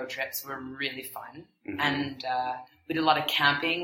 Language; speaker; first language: English; native; English